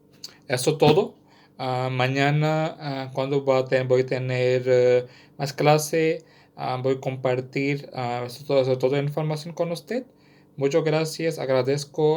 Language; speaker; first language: Spanish; non-native, learner; Sindhi